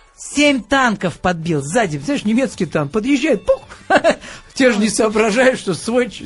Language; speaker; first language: Russian; native; Russian